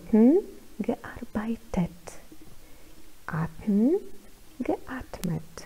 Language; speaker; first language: German; non-native, fluent; Polish